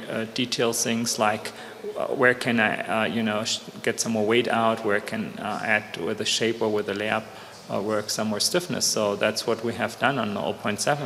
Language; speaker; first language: English; non-native, fluent; German